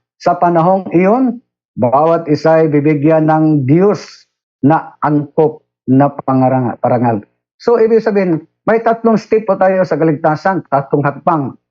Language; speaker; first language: Filipino; non-native, local second language; Cebuano